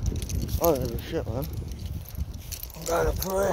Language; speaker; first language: English; native; English